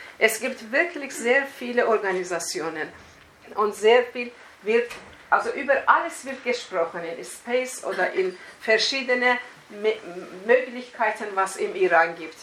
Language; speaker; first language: German; non-native, fluent; Persian